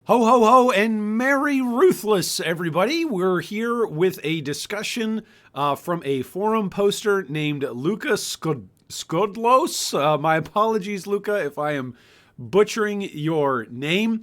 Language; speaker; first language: English; native; English